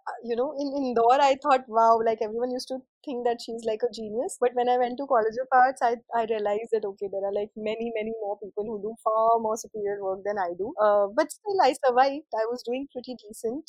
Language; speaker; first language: English; non-native, local second language; Hindi